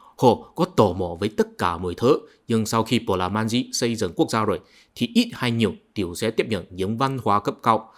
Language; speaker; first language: Vietnamese; non-native, fluent; Chinese